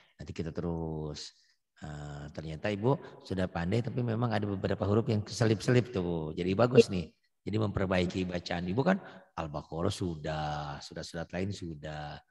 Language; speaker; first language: Indonesian; native; Indonesian